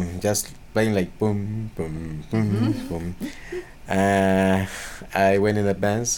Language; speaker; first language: English; non-native, fluent; Spanish